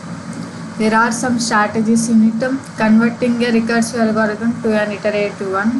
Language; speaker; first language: English; non-native, local second language; Telugu